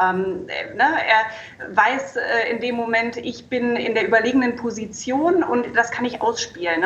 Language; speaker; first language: German; native; German